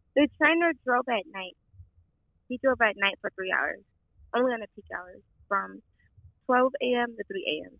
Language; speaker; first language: English; native; English